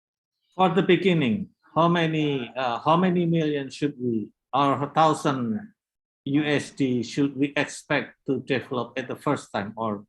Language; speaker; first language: English; non-native, learner; Indonesian